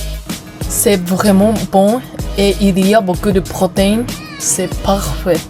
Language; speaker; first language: French; non-native, learner; Japanese